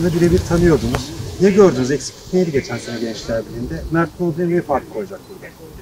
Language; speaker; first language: Turkish; native; Turkish